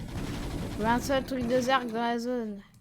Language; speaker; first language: French; native; French